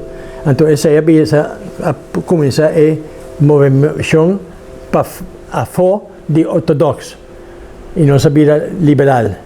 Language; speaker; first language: Portuguese; non-native, learner; Papiamento